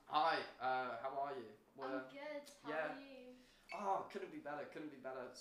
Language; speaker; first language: English; native; English